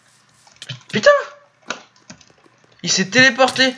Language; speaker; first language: French; native; French